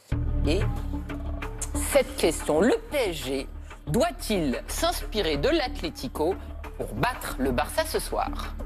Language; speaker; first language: French; native; French